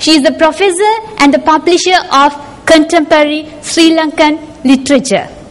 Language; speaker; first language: English; non-native, local second language; Tamil